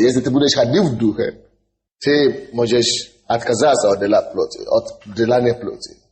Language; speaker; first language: Russian; non-native, fluent; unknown